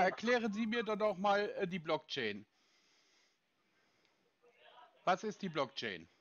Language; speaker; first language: German; native; German